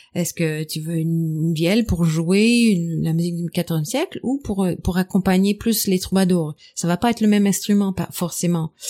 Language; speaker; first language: French; non-native, fluent; English